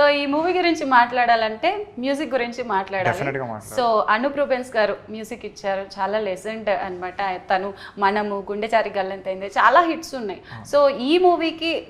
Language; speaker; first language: Telugu; native; Telugu